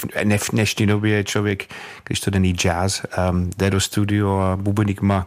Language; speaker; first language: Czech; non-native, fluent; English